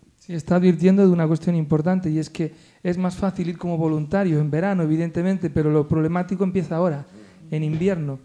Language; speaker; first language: Spanish; native; Spanish